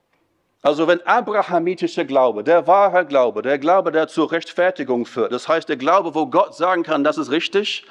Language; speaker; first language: German; non-native, fluent; English